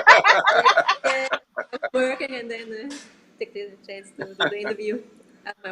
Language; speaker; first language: English; non-native, learner; Italian